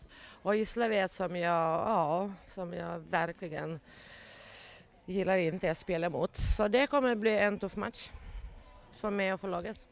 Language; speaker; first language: Swedish; non-native, fluent; Lithuanian